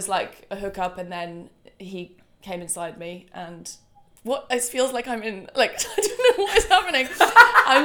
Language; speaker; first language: English; native; English